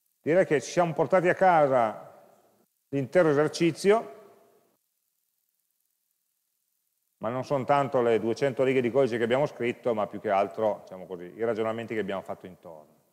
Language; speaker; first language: Italian; native; Italian